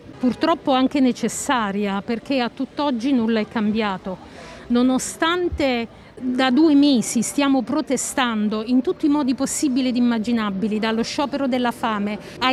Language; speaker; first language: Italian; native; Italian